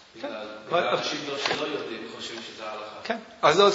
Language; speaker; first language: Hebrew; non-native, fluent; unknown